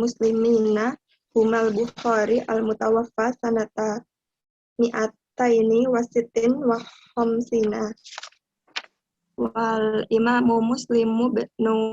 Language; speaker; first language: Arabic; non-native, learner; Indonesian